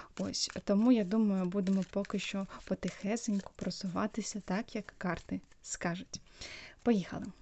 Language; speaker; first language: Ukrainian; non-native, local second language; Russian